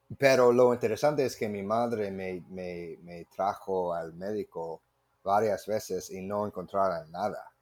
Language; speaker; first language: Spanish; non-native, fluent; English